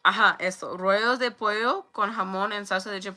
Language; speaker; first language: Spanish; non-native, learner; English